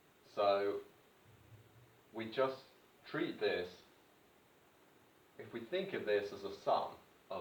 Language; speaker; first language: English; native; English